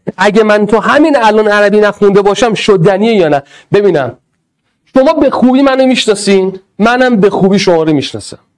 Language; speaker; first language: Persian; non-native, local second language; Arabic